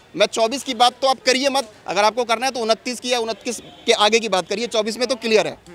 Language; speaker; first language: Hindi; native; Hindi